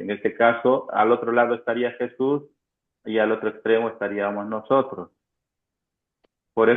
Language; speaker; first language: Spanish; native; Spanish